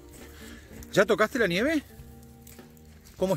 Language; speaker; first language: Spanish; native; Spanish